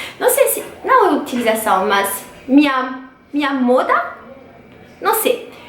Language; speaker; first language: Portuguese; non-native, learner; French